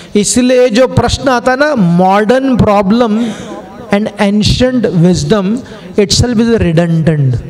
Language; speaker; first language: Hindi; non-native, local second language; Kannada